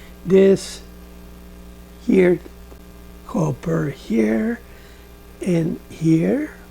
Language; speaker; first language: English; non-native, learner; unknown